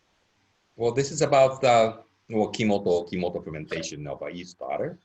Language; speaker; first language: English; non-native, fluent; Japanese